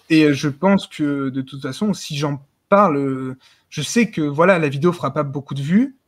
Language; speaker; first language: French; native; French